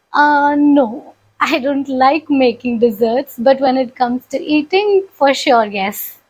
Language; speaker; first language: English; non-native, local second language; Punjabi